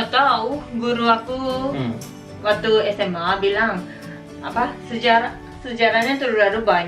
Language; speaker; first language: Indonesian; non-native, fluent; Japanese